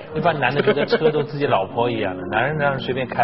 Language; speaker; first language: Chinese; native; Chinese